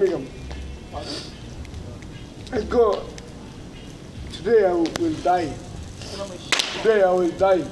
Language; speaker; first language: English; non-native, learner; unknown